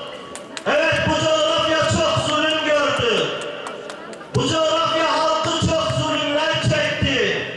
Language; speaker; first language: Turkish; non-native, local second language; Zaza